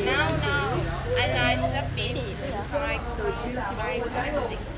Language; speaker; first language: English; non-native, local second language; Vietnamese